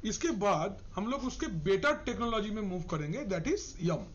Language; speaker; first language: Hindi; non-native, local second language; Bangla